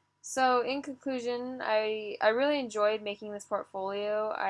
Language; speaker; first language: English; native; English